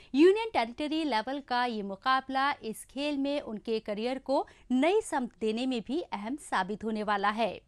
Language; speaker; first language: Hindi; non-native, local second language; Kashmiri